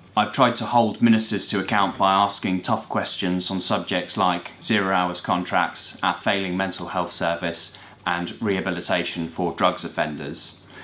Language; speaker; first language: English; native; English